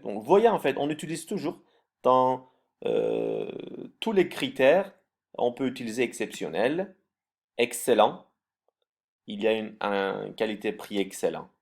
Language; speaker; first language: French; non-native, fluent; Turkish